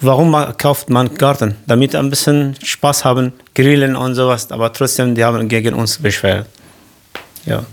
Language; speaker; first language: German; non-native, local second language; Kurdish